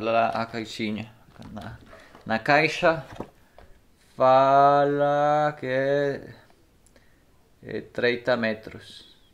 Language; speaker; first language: Portuguese; non-native, learner; Spanish